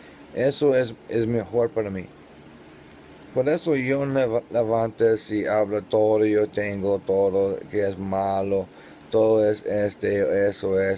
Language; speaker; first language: Spanish; non-native, learner; English